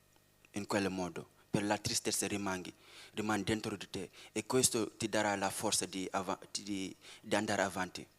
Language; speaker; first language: Italian; non-native, learner; Wolof